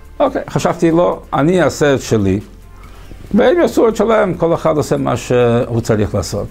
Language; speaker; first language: Hebrew; early bilingual, heritage; English